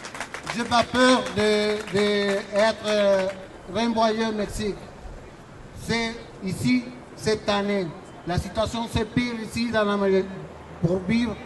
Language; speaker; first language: French; non-native, learner; Spanish